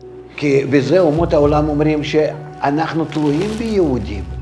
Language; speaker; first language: Hebrew; non-native, fluent; Russian